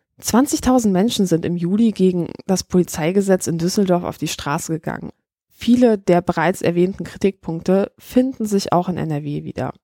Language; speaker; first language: German; early bilingual, other home language; Polish